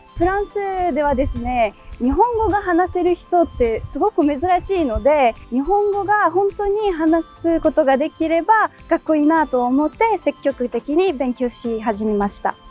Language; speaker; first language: Japanese; non-native, fluent; French